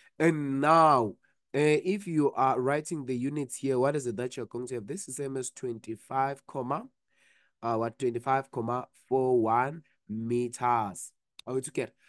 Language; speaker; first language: English; non-native, local second language; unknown